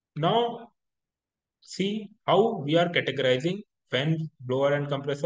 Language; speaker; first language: English; non-native, local second language; Hindi